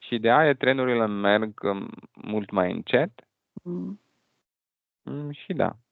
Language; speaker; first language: Romanian; non-native, fluent; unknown